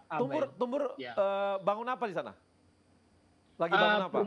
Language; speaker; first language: Indonesian; native; Indonesian